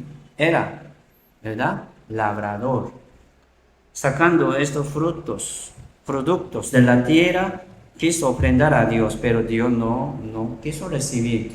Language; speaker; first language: Spanish; non-native, learner; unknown